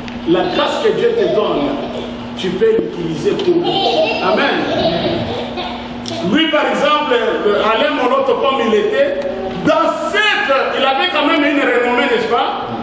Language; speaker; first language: French; non-native, local second language; Lingala